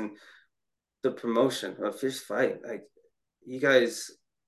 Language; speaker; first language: English; native; English